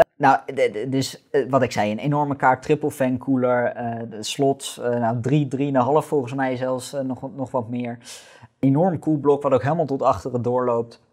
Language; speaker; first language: Dutch; native; Dutch